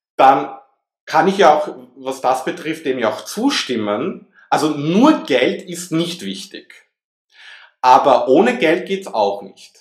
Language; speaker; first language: German; native; German